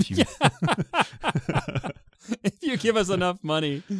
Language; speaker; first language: English; native; English